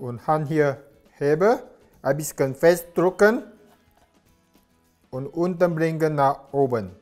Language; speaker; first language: German; non-native, learner; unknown